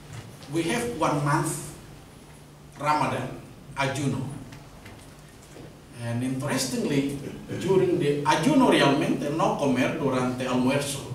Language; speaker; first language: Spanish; non-native, learner; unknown